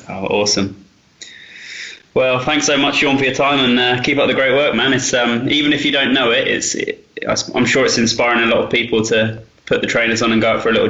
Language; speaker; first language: English; native; English